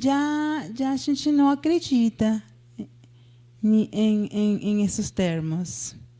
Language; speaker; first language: Portuguese; non-native, fluent; Spanish